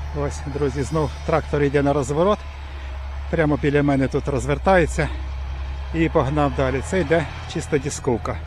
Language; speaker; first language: Ukrainian; native; Ukrainian